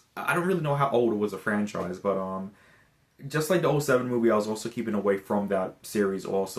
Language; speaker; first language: English; native; English